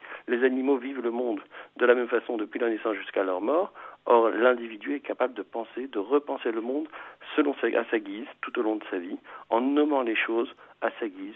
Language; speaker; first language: French; native; French